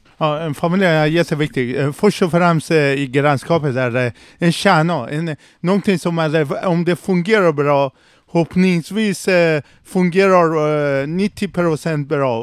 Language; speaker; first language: Swedish; non-native, learner; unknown